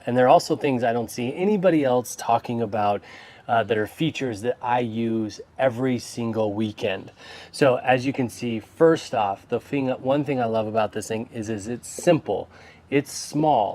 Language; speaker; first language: English; native; English